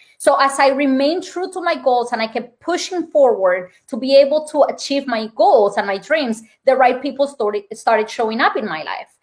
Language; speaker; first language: English; non-native, fluent; Spanish